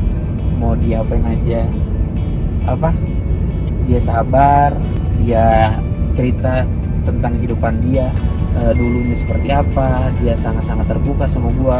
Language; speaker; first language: Indonesian; native; Indonesian